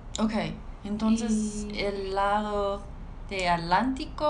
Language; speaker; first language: Spanish; non-native, learner; English